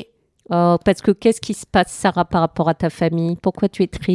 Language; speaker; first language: French; native; French